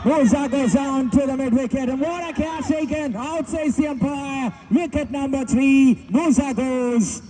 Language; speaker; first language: English; non-native, local second language; Malayalam